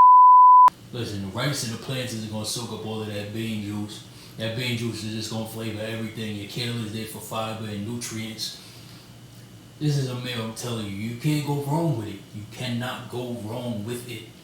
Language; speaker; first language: English; native; English